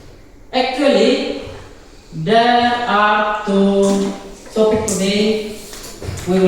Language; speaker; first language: English; non-native, learner; Indonesian